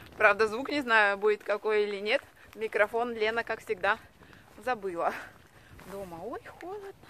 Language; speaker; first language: Russian; native; Russian